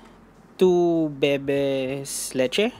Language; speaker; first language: Spanish; non-native, learner; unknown